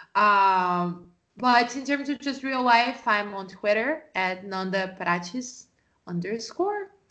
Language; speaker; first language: English; non-native, fluent; Portuguese